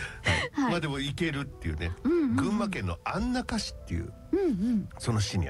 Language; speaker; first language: Japanese; native; Japanese